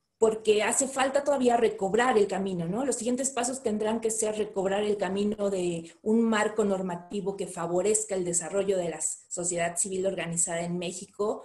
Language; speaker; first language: Spanish; native; Spanish